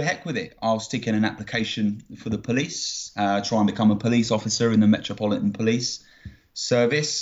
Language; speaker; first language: English; native; English